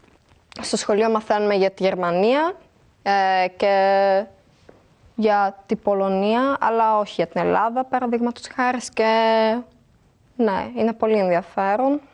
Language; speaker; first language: Greek; early bilingual, heritage; Greek